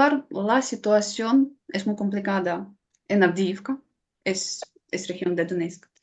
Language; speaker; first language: Spanish; non-native, fluent; Ukrainian